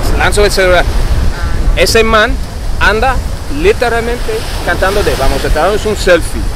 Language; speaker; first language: Spanish; non-native, fluent; English